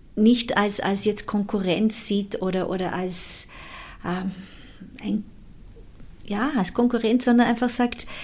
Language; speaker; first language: German; non-native, fluent; Portuguese